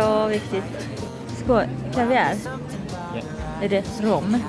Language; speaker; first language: Swedish; non-native, learner; Japanese